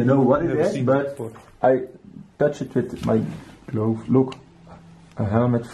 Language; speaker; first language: English; non-native, learner; Dutch